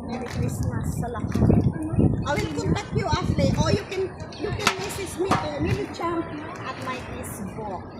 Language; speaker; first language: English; non-native, learner; Filipino